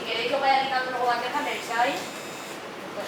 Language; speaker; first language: Spanish; native; Spanish